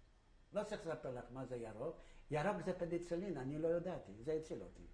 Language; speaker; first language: Hebrew; non-native, fluent; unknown